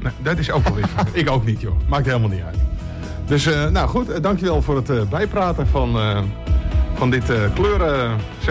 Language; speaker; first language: Dutch; native; Dutch